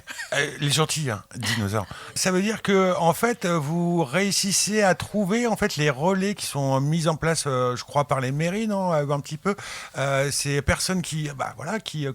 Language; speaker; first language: French; native; French